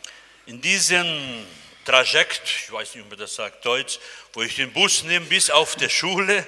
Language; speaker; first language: German; non-native, fluent; Portuguese